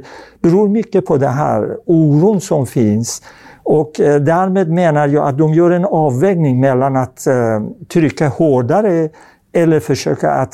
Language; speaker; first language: Swedish; non-native, fluent; Persian